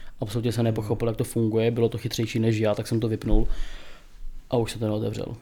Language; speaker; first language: Czech; native; Czech